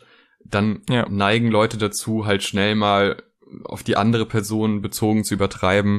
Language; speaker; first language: German; native; German